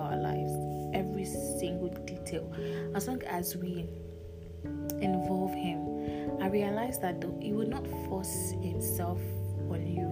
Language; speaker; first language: English; non-native, local second language; Yoruba